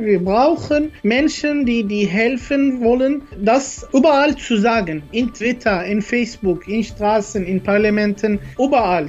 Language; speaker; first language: German; non-native, learner; Arabic